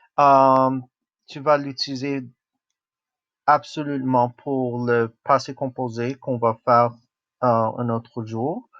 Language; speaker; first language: French; non-native, local second language; English